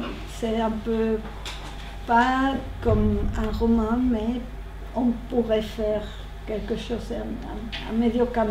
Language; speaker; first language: French; non-native, learner; Spanish